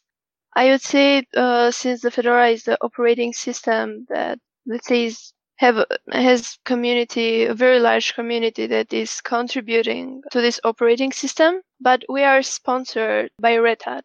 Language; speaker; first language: English; non-native, fluent; Albanian